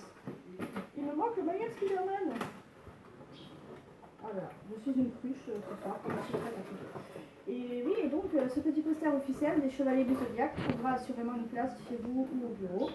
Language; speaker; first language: French; native; French